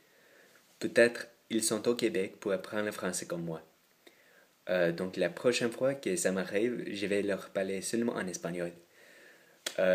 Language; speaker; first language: French; non-native, fluent; English